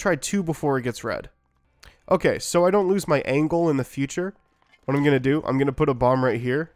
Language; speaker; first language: English; native; English